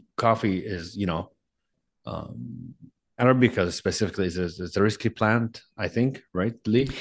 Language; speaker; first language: English; non-native, fluent; Arabic